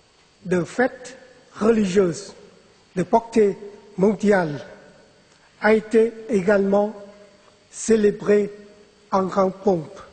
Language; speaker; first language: French; non-native, fluent; Vietnamese